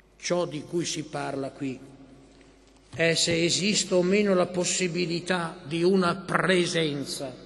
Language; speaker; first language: Italian; native; Italian